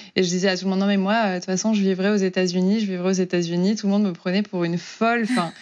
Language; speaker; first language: French; native; French